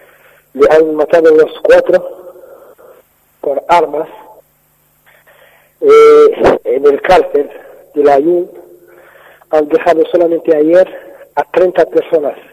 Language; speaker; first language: Spanish; non-native, fluent; Arabic